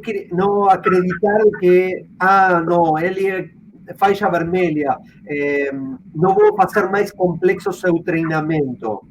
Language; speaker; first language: Portuguese; non-native, fluent; Spanish